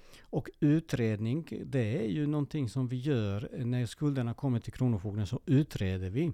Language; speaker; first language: Swedish; early bilingual, other home language; Serbian